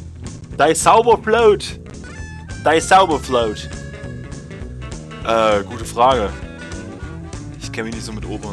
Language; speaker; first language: German; native; German